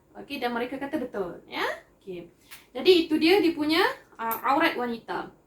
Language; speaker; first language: Malay; native; Malay